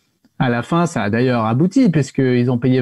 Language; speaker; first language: French; native; French